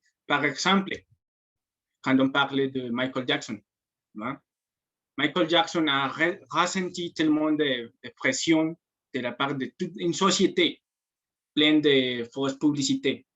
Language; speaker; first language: French; non-native, fluent; Spanish